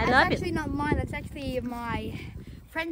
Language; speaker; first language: English; native; English